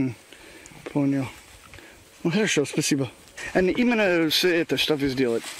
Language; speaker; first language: Russian; non-native, learner; English